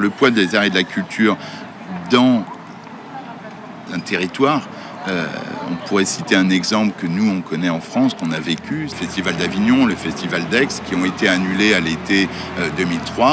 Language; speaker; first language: French; native; French